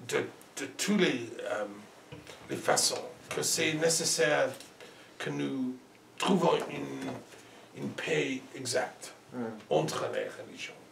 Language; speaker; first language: French; non-native, learner; English